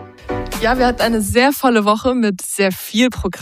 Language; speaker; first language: German; native; German